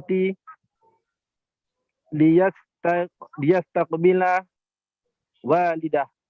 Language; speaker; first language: Arabic; non-native, learner; Indonesian